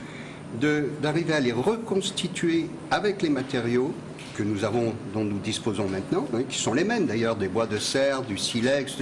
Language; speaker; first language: French; native; French